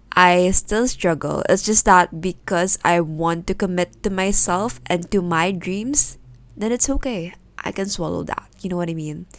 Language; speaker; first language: English; non-native, local second language; Filipino